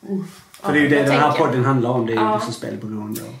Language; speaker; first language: Swedish; native; Swedish